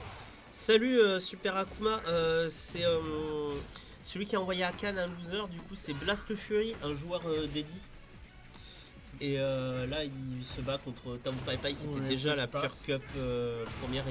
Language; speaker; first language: French; native; French